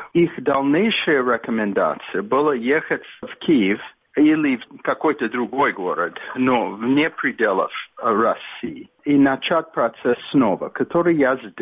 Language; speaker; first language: Russian; non-native, fluent; English